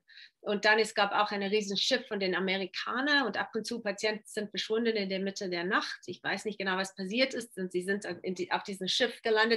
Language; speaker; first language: German; non-native, fluent; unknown